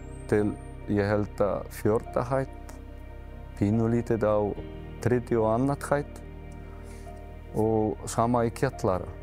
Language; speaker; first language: Icelandic; non-native, learner; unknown